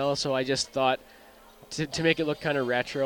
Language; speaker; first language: English; native; English